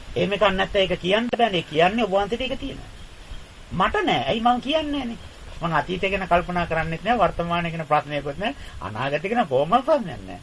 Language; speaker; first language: Sinhala; non-native, fluent; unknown